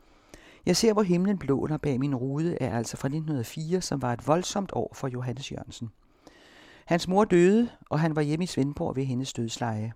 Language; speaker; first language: Danish; native; Danish